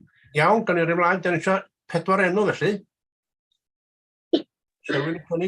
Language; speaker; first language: Welsh; native; Welsh